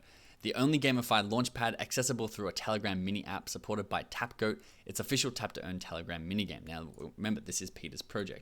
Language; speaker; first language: English; native; English